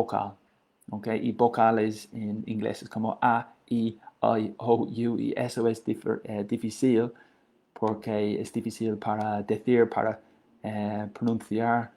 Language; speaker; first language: Spanish; non-native, learner; English